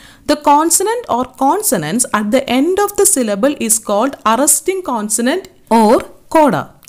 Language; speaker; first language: English; non-native, local second language; Malayalam